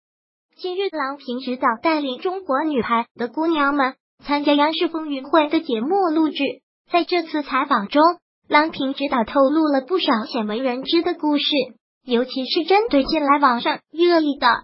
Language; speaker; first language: Chinese; native; Chinese